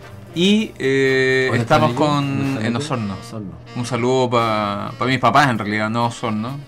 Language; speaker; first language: Spanish; native; Spanish